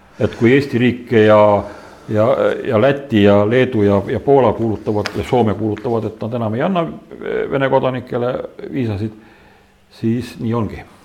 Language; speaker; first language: Estonian; native; Estonian